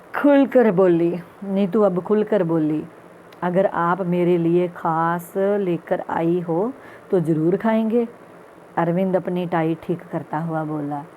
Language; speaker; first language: Hindi; non-native, local second language; Punjabi